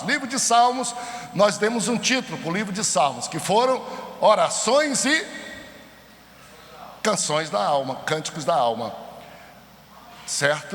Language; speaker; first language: Portuguese; native; Portuguese